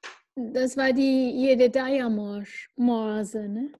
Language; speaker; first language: German; non-native, learner; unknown